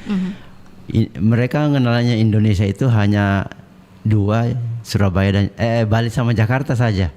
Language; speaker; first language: Indonesian; native; Indonesian